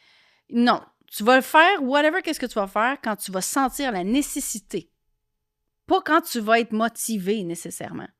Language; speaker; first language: French; native; French